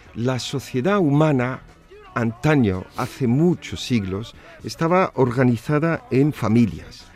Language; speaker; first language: Spanish; non-native, fluent; Arabic